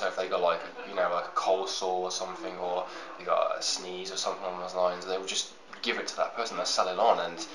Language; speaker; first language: English; native; English